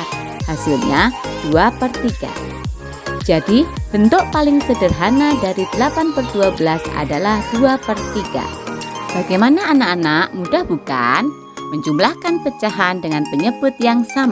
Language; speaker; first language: Indonesian; native; Indonesian